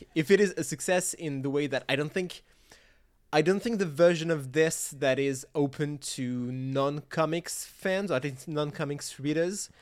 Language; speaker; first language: English; non-native, fluent; French